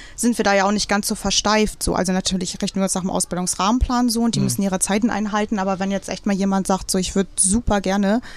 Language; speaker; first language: German; native; German